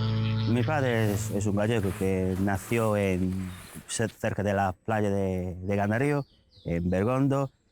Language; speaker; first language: Spanish; early bilingual, heritage; English